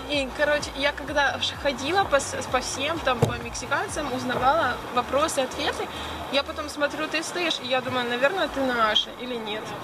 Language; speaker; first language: Russian; native; Russian